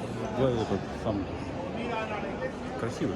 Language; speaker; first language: Russian; native; Russian